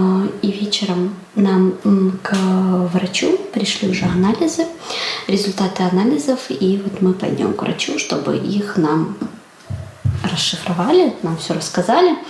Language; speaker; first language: Russian; native; Russian